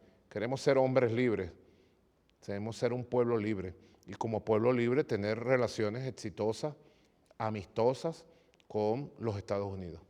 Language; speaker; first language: Spanish; native; Spanish